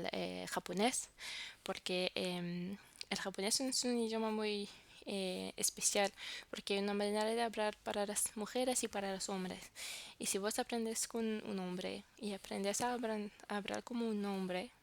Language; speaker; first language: Spanish; non-native, fluent; French